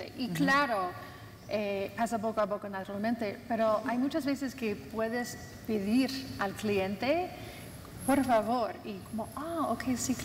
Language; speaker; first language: Spanish; non-native, fluent; English